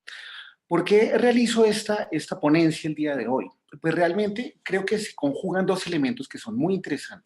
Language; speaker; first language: Spanish; native; Spanish